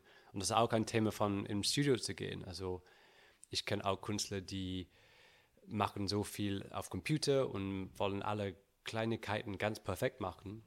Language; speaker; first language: German; non-native, learner; English